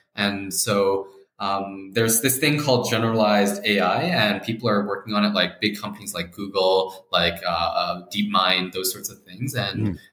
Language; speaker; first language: English; native; English